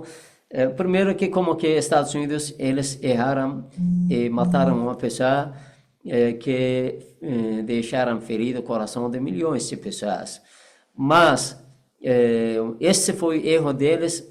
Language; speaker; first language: Portuguese; non-native, fluent; Persian